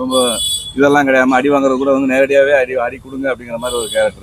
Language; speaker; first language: Tamil; native; Tamil